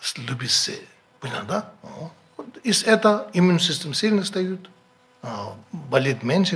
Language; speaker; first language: Russian; non-native, learner; Tibetan